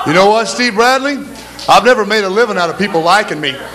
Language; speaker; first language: English; native; English